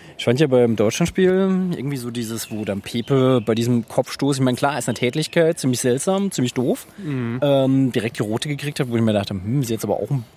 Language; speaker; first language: German; native; German